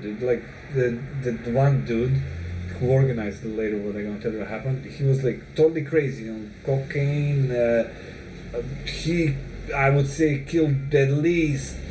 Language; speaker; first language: English; non-native, fluent; Serbian